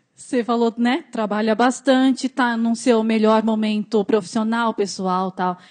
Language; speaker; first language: Portuguese; native; Portuguese